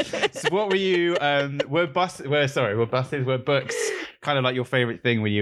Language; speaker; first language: English; native; English